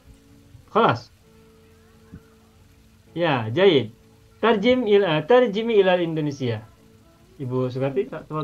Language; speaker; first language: Arabic; non-native, fluent; Indonesian